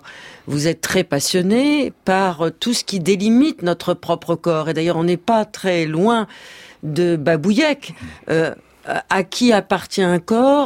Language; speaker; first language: French; native; French